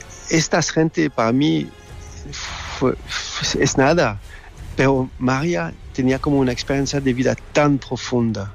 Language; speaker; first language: Spanish; non-native, learner; French